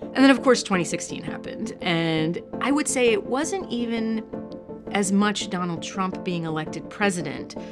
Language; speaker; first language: English; native; English